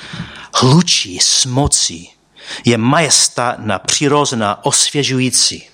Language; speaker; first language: Czech; non-native, fluent; English